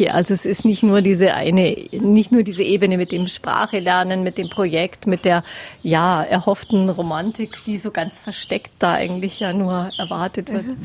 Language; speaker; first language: German; native; German